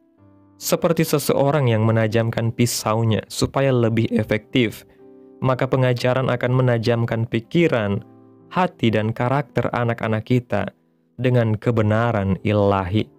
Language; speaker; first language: Indonesian; native; Indonesian